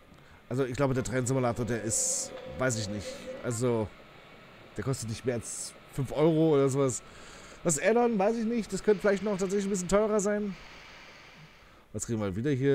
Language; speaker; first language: German; native; German